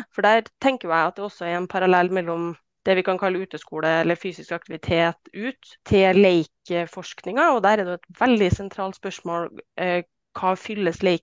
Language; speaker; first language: Norwegian; native; Norwegian